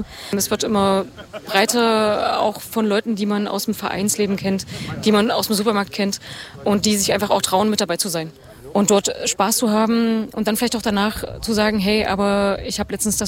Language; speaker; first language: German; native; German